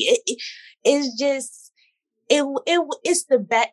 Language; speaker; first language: English; native; English